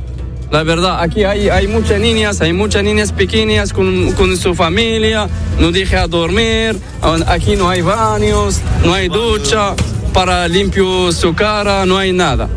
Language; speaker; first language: Spanish; non-native, learner; Arabic